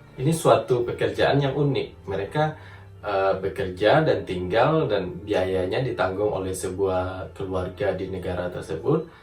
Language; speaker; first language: Indonesian; native; Indonesian